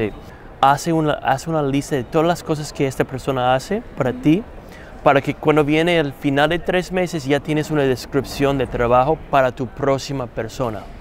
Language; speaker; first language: Spanish; non-native, fluent; English